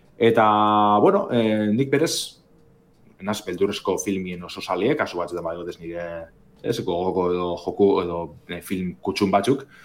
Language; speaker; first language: Basque; native; Basque